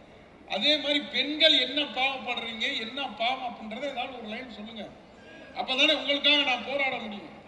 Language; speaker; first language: Tamil; native; Tamil